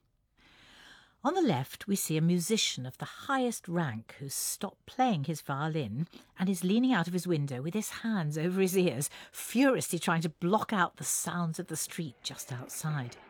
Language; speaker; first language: English; native; English